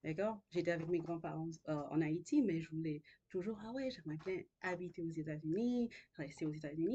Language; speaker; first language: French; non-native, local second language; Haitian Creole